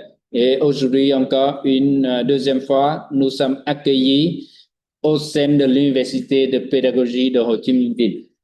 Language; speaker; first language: French; non-native, fluent; Vietnamese